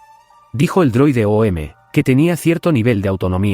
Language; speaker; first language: Spanish; native; Spanish